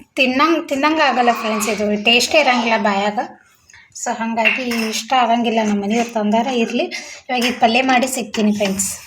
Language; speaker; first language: Kannada; native; Kannada